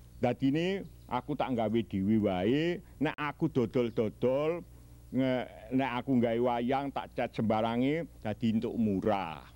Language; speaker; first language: Javanese; early bilingual, heritage; Javanese